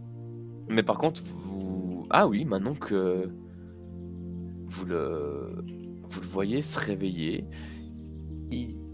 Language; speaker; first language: French; native; French